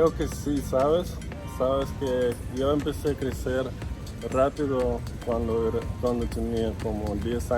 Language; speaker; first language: Spanish; non-native, fluent; Russian